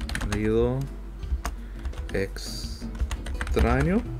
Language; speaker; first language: Spanish; non-native, learner; English